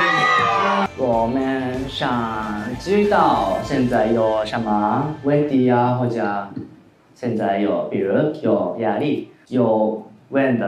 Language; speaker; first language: Chinese; non-native, fluent; Japanese